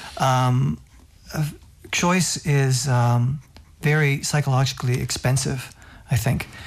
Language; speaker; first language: English; native; English